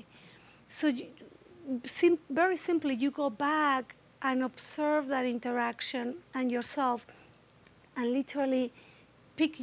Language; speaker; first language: English; non-native, fluent; Spanish